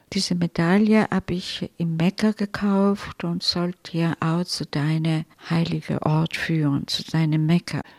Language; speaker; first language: German; non-native, fluent; Italian